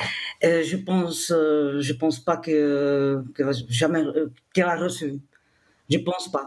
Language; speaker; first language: French; non-native, fluent; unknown